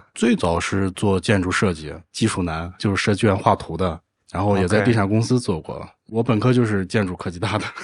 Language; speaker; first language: Chinese; native; Chinese